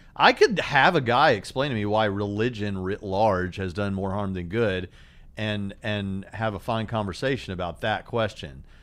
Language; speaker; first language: English; native; English